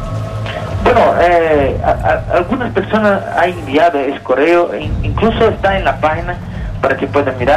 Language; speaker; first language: Spanish; non-native, learner; Portuguese